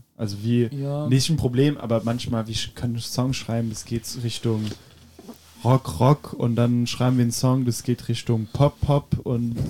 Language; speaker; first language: German; non-native, fluent; French